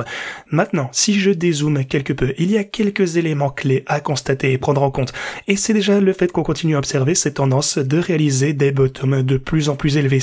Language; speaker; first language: French; native; French